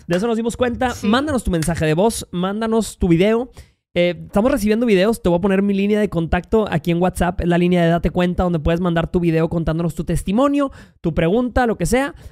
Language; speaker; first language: Spanish; native; Spanish